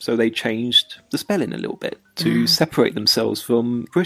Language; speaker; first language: English; native; English